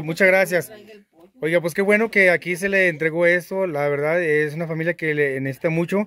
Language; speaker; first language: Spanish; native; Spanish